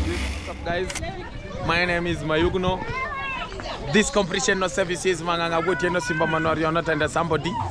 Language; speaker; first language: English; non-native, learner; Swahili